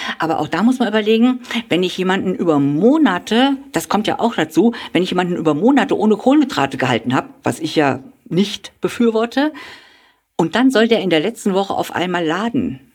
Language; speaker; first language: German; native; German